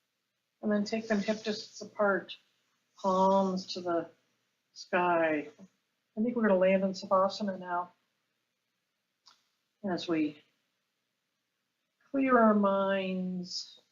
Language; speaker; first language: English; native; English